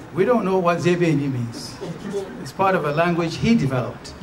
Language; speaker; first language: English; non-native, local second language; Akan